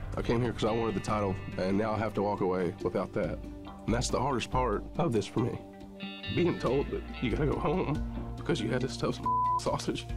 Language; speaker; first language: English; native; English